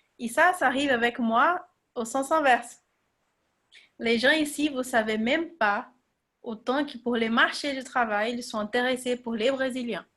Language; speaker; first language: French; non-native, fluent; Portuguese